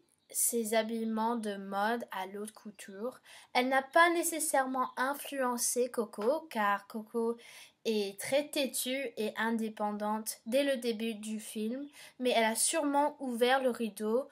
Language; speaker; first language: French; non-native, learner; English